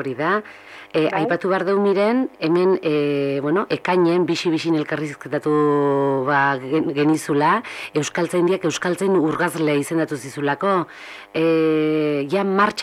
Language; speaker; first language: Basque; native; Basque